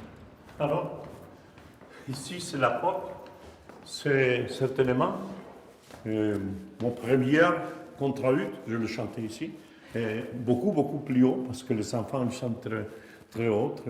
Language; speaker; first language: French; non-native, fluent; Spanish